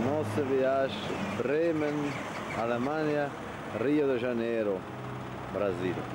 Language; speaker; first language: Portuguese; non-native, learner; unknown